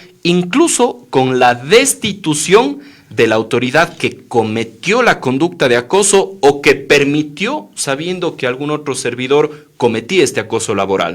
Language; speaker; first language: Spanish; native; Spanish